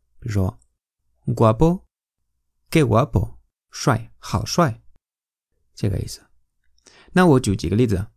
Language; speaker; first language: Chinese; non-native, fluent; Spanish